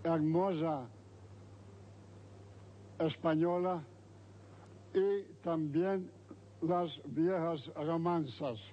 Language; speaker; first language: Spanish; early bilingual, heritage; Ladino